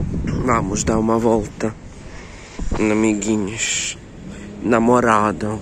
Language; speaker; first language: Portuguese; non-native, learner; Ukrainian